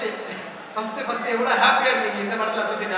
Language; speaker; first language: Tamil; native; Tamil